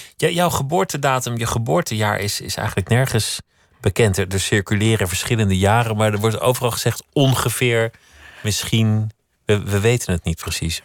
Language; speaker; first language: Dutch; native; Dutch